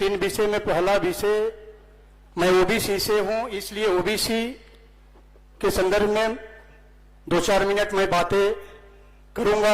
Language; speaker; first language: Hindi; native; Hindi